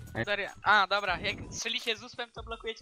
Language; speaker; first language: Polish; native; Polish